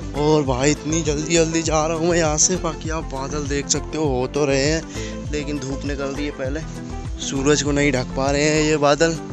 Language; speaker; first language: Hindi; native; Hindi